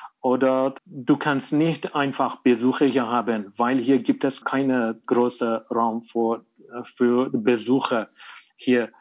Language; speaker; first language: German; non-native, learner; Persian